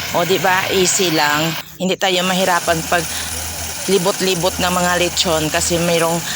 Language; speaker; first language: Filipino; native; Filipino